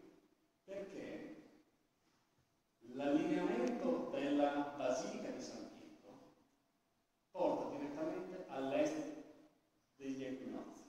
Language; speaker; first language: Italian; native; Italian